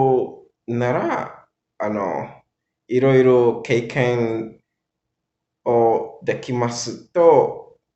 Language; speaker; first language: Japanese; non-native, learner; English